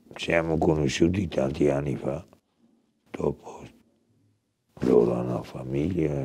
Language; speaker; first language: Italian; native; Italian